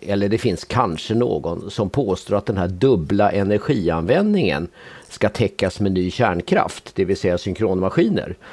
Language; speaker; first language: Swedish; native; Swedish